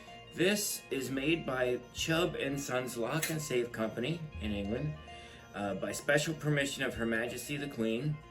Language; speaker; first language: English; native; English